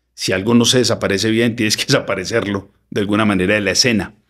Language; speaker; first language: Spanish; native; Spanish